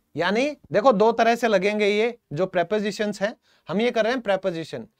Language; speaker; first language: Hindi; native; Hindi